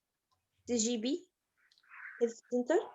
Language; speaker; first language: English; non-native, learner; Arabic